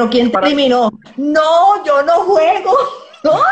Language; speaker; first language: Spanish; native; Spanish